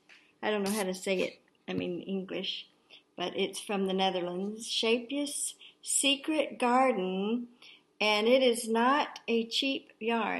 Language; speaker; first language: English; native; English